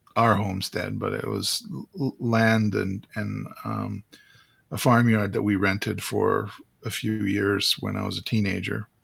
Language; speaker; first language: English; native; English